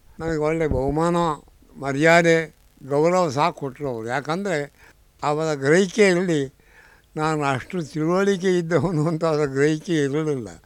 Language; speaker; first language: Kannada; non-native, local second language; Tulu